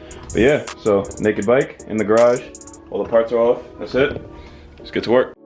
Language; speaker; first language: English; native; English